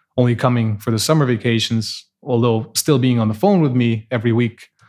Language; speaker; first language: English; non-native, fluent; Portuguese